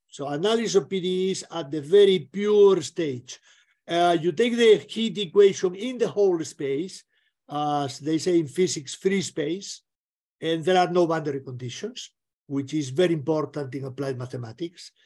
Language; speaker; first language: English; non-native, fluent; Spanish